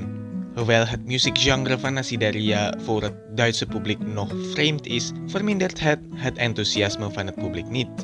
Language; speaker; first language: Dutch; non-native, fluent; Indonesian